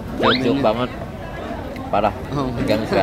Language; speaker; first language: Indonesian; native; Indonesian